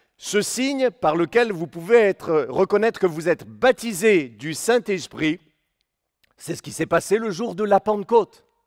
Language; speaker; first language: French; native; French